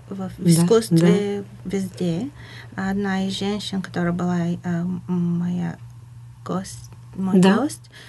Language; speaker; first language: Russian; non-native, fluent; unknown